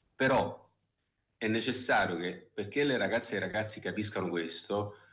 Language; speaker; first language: Italian; native; Italian